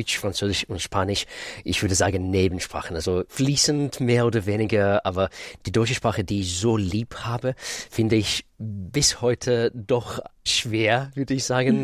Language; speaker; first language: German; non-native, fluent; Russian